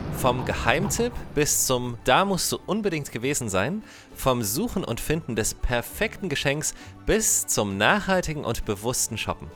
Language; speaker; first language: German; native; German